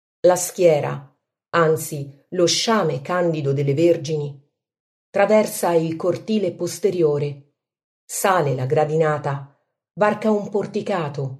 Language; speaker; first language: Italian; native; Italian